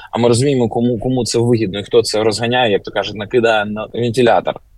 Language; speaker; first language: Ukrainian; native; Ukrainian